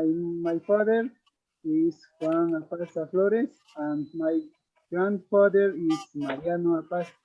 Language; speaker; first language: English; non-native, learner; Spanish